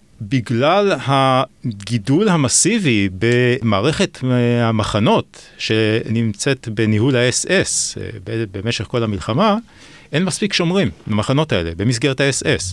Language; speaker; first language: Hebrew; native; Hebrew